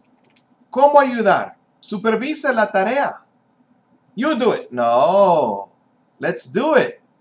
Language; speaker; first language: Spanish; non-native, fluent; English